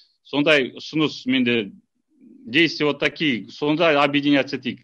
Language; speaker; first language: Russian; non-native, local second language; Kazakh